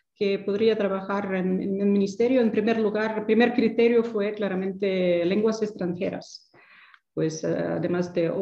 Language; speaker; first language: Spanish; non-native, fluent; Ukrainian